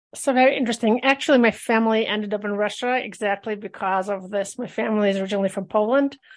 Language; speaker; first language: English; early bilingual, other home language; Russian